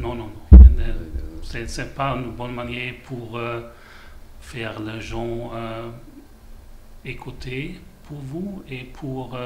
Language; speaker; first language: French; non-native, learner; German